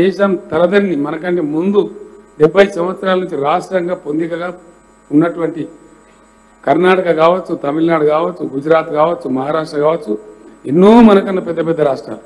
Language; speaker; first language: Telugu; native; Telugu